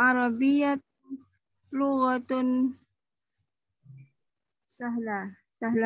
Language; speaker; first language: Arabic; non-native, learner; Malay